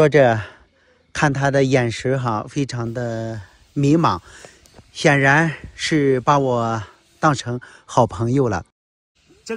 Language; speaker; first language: Chinese; native; Chinese